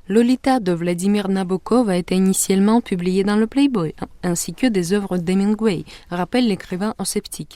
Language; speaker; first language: French; non-native, fluent; Russian